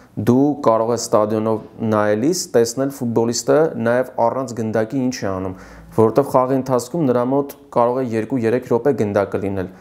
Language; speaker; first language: Armenian; native; Armenian